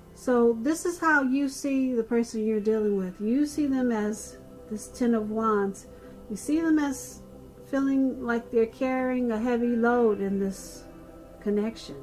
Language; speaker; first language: English; native; English